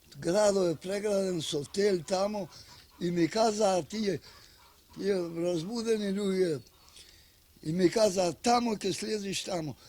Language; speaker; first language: Macedonian; native; Macedonian